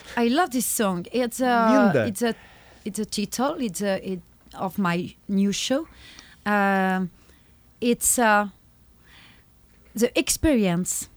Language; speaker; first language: English; non-native, learner; French